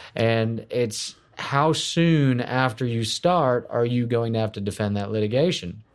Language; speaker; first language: English; native; English